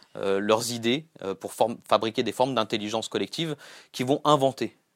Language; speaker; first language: French; native; French